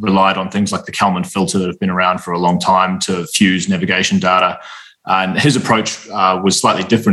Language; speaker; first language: English; native; English